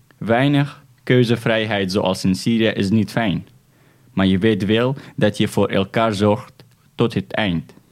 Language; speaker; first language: Dutch; non-native, fluent; Arabic